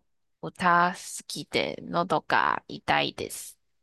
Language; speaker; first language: Japanese; non-native, learner; Chinese